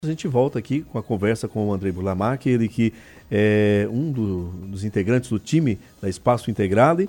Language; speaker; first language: Portuguese; native; Portuguese